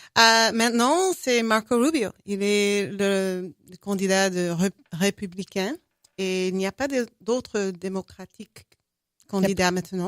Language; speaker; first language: French; non-native, fluent; English